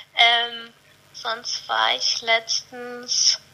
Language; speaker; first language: German; non-native, fluent; Russian